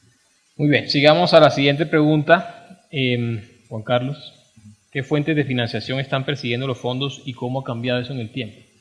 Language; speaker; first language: Spanish; native; Spanish